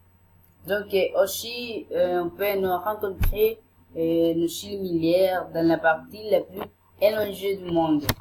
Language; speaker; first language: French; non-native, learner; Spanish